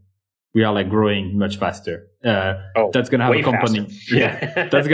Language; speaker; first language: English; non-native, fluent; French